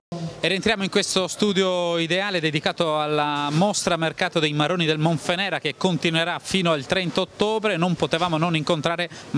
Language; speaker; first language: Italian; native; Italian